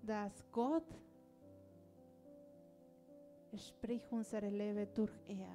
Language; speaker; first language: German; non-native, learner; Spanish